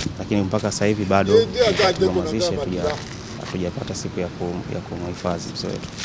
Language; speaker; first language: Swahili; native; Swahili